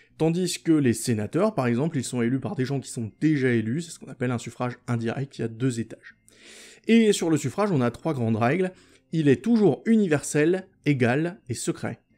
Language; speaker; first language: French; native; French